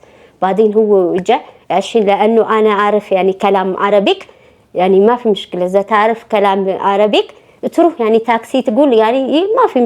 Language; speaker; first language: Arabic; non-native, learner; Amharic